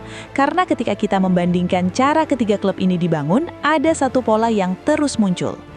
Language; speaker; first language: Indonesian; native; Indonesian